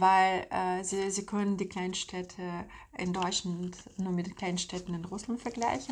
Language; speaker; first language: German; non-native, fluent; Russian